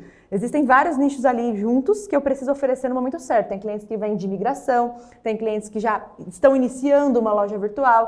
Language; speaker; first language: Portuguese; native; Portuguese